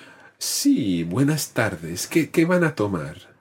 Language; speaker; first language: Spanish; non-native, fluent; English